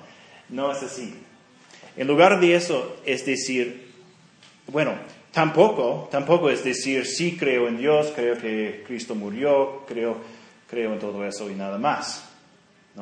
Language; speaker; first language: Spanish; non-native, fluent; English